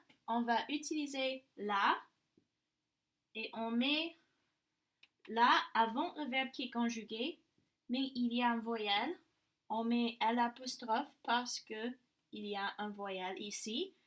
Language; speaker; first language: French; non-native, fluent; English